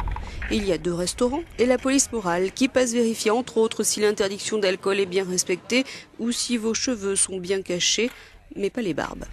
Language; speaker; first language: French; native; French